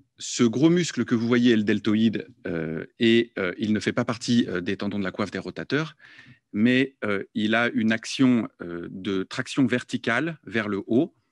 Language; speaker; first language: French; native; French